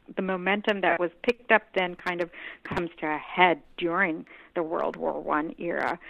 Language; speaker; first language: English; non-native, local second language; Hindi